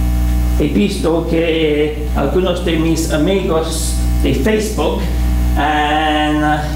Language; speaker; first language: Spanish; non-native, fluent; English